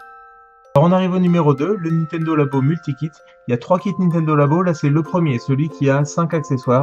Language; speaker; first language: French; native; French